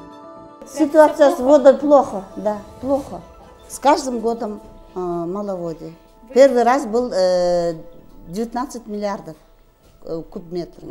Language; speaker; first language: Russian; non-native, local second language; Kyrgyz